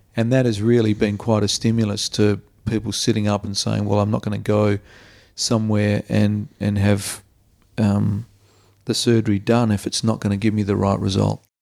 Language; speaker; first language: English; native; English